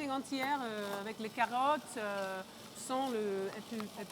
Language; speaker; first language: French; non-native, local second language; English